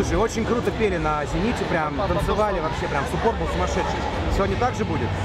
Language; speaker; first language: Russian; native; Russian